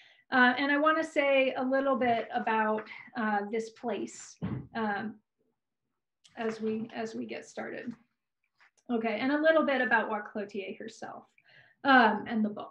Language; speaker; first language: English; native; English